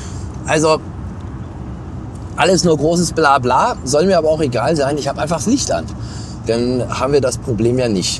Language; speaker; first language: German; native; German